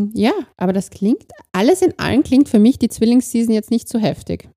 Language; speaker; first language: German; native; German